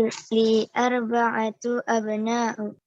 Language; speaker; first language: Arabic; non-native, learner; Indonesian